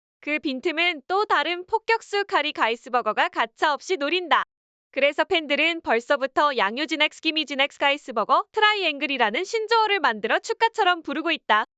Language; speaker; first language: Korean; native; Korean